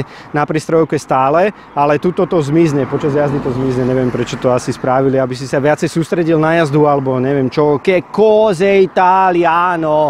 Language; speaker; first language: Slovak; native; Slovak